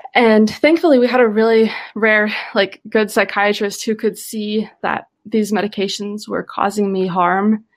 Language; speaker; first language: English; native; English